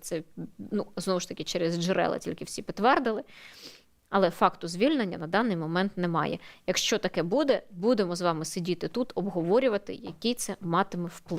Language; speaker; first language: Ukrainian; native; Ukrainian